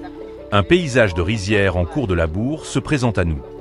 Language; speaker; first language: French; native; French